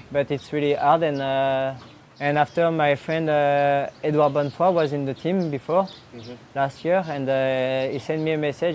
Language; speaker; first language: English; non-native, learner; French